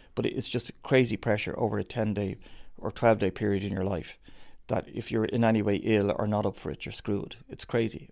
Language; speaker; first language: English; native; English